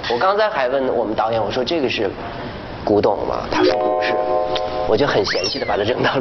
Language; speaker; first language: Chinese; native; Chinese